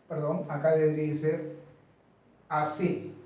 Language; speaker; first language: Spanish; native; Spanish